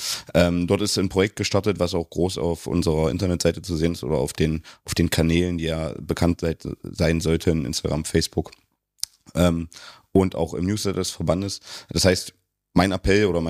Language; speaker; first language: German; native; German